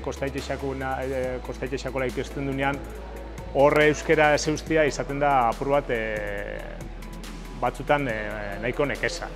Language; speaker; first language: Basque; native; Basque